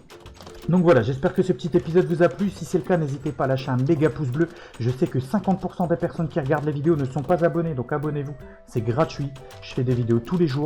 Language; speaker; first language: French; native; French